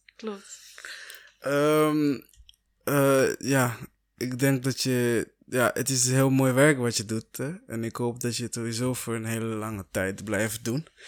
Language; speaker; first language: Dutch; non-native, fluent; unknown